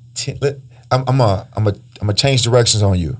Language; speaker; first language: English; early bilingual, other home language; Spanish